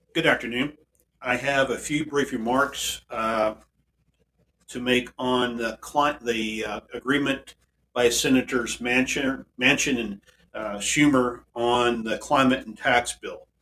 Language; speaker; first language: English; native; English